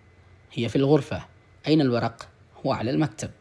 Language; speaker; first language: Arabic; non-native, fluent; Tamil